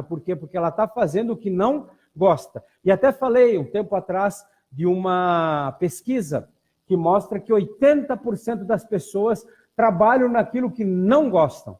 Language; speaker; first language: Portuguese; native; Portuguese